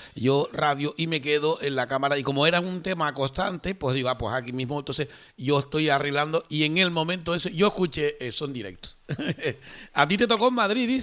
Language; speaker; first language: Spanish; native; Spanish